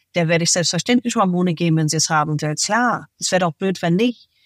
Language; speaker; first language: German; non-native, fluent; English